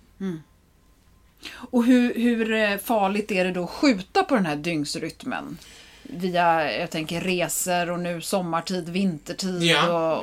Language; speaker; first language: Swedish; native; Swedish